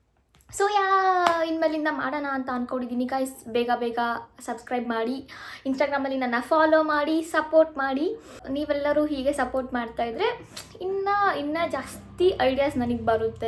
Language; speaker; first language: Kannada; native; Kannada